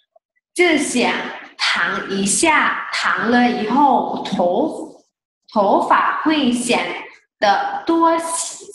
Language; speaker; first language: Chinese; non-native, fluent; Thai